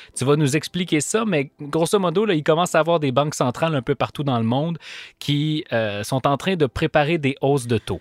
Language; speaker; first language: French; native; French